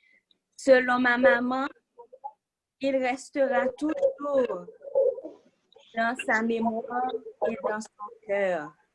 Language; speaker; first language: French; non-native, local second language; Haitian Creole